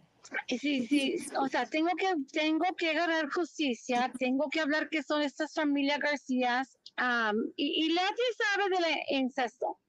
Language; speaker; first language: Spanish; early bilingual, heritage; Spanish